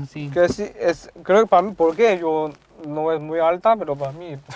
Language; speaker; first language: Spanish; non-native, learner; Chinese